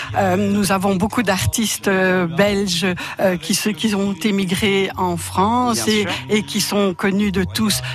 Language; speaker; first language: French; native; French